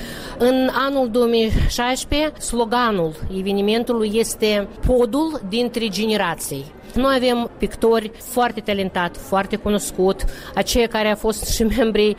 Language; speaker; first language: Romanian; non-native, local second language; Russian